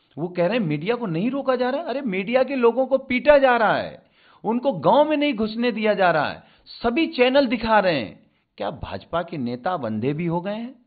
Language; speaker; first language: Hindi; native; Hindi